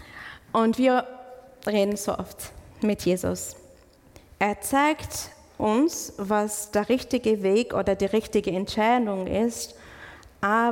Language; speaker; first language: German; non-native, fluent; English